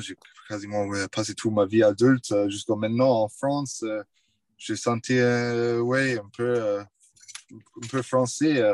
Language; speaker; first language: French; non-native, fluent; English